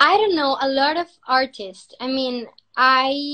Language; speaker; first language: English; non-native, learner; Spanish